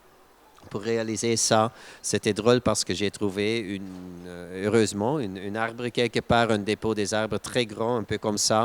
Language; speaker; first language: French; non-native, local second language; Dutch